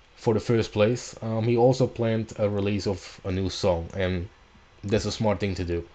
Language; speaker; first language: English; non-native, fluent; Dutch